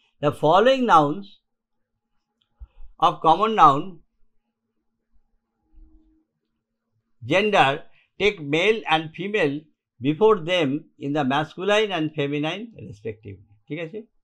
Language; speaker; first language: English; non-native, local second language; Bangla